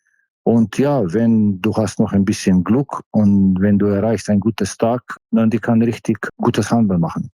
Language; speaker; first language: German; non-native, fluent; Slovenian